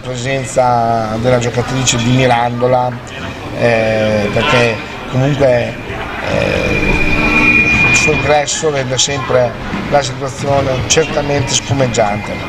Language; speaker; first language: Italian; native; Italian